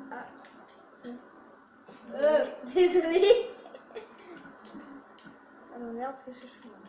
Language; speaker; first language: French; native; French